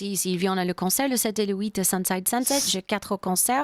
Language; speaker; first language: French; non-native, learner; English